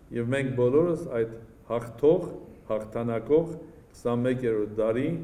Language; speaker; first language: Armenian; native; Armenian